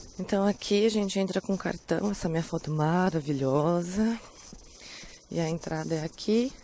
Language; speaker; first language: Portuguese; native; Portuguese